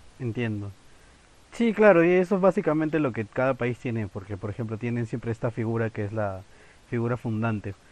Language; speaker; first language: Spanish; native; Spanish